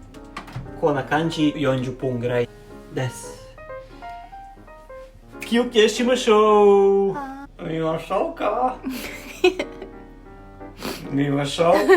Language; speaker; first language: Japanese; non-native, learner; Serbian